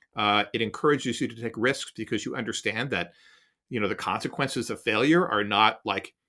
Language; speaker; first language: English; native; English